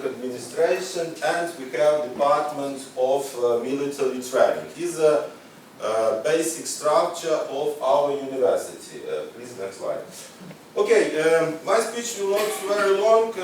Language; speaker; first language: English; non-native, learner; Ukrainian